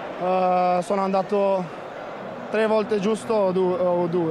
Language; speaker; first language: Italian; non-native, learner; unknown